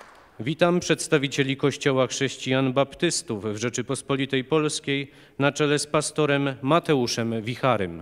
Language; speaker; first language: Polish; native; Polish